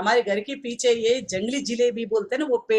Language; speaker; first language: Hindi; non-native, local second language; Telugu